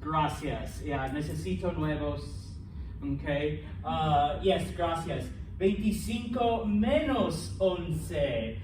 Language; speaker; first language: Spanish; early bilingual, heritage; Spanish